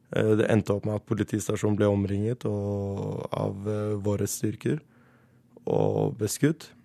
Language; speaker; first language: Norwegian; early bilingual, other home language; Kurdish